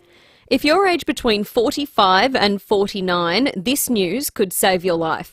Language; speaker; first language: English; native; English